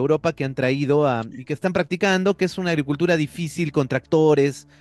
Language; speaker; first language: Spanish; native; Spanish